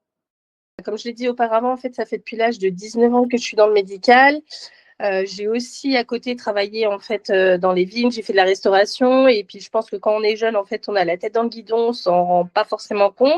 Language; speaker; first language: French; native; French